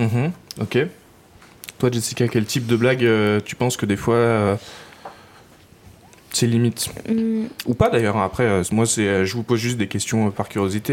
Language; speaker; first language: French; native; French